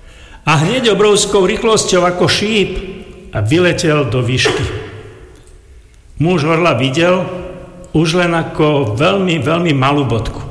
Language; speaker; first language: Slovak; native; Slovak